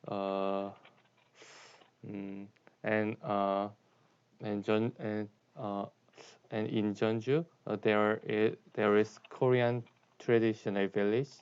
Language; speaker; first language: English; non-native, learner; Korean